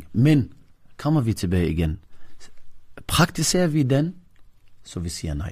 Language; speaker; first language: Danish; non-native, fluent; Arabic